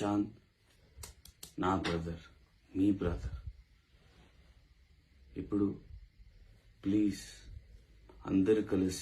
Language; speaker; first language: Telugu; non-native, local second language; Urdu